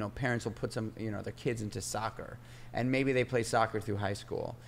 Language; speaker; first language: English; native; English